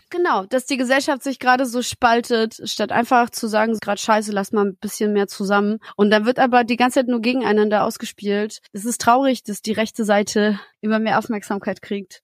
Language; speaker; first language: German; early bilingual, other home language; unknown